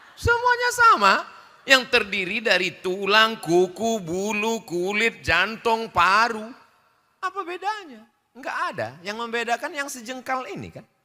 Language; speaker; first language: Indonesian; native; Indonesian